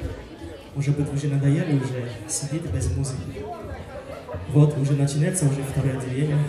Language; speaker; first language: Russian; non-native, fluent; French